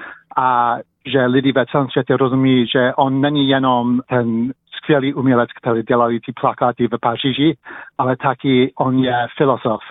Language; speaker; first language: Czech; early bilingual, heritage; English